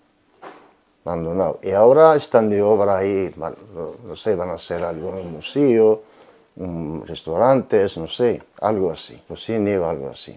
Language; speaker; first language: Spanish; non-native, learner; Arabic